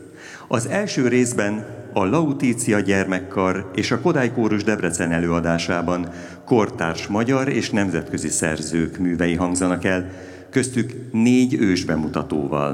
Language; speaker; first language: Hungarian; native; Hungarian